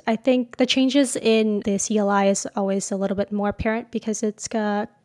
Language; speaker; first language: English; native; English